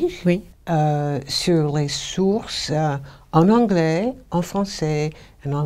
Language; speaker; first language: French; non-native, fluent; English